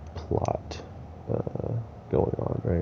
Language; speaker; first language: English; native; English